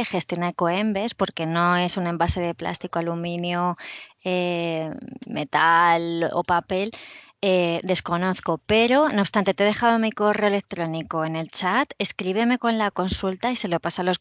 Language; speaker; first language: Spanish; native; Spanish